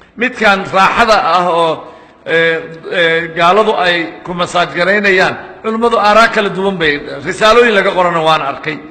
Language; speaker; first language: Somali; native; Somali